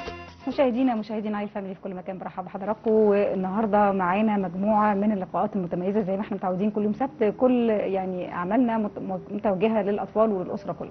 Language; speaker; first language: Arabic; native; Arabic